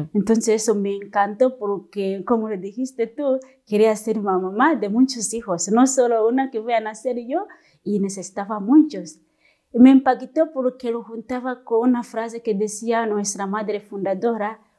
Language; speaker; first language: Spanish; non-native, learner; Kinyarwanda